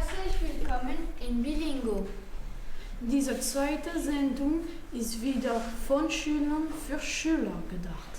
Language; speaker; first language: German; non-native, learner; French